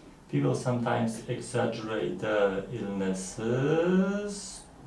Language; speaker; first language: English; non-native, learner; Polish